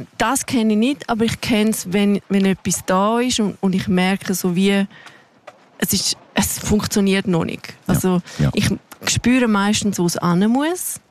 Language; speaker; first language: German; non-native, local second language; Romansh